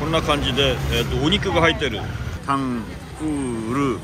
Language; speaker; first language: Japanese; non-native, fluent; Korean